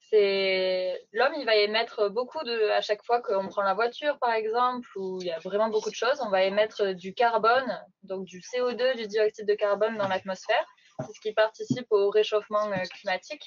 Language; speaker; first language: French; native; French